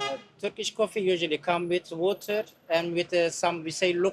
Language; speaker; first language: English; non-native, learner; Turkish